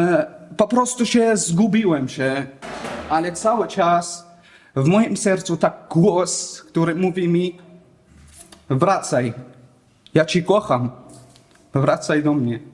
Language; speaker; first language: Polish; non-native, learner; Arabic